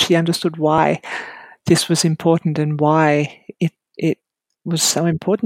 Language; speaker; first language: English; native; English